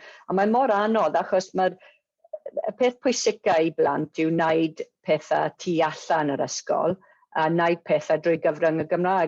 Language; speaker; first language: Welsh; non-native, local second language; English